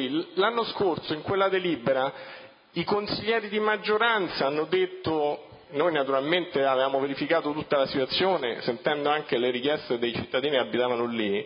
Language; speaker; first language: Italian; native; Italian